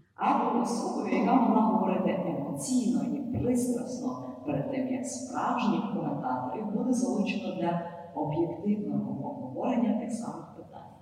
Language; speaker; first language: Ukrainian; native; Ukrainian